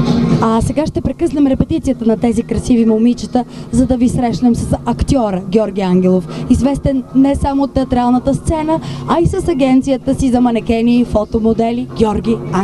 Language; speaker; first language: Bulgarian; native; Bulgarian